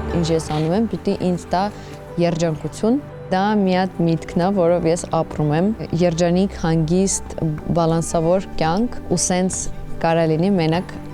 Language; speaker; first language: Armenian; early bilingual, heritage; Armenian